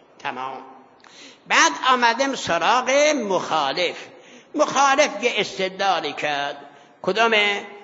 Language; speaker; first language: Persian; non-native, local second language; Azerbaijani